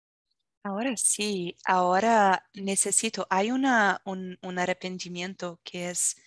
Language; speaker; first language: Spanish; non-native, fluent; Portuguese